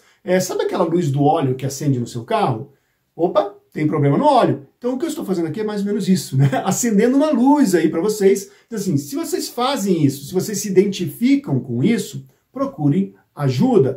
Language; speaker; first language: Portuguese; native; Portuguese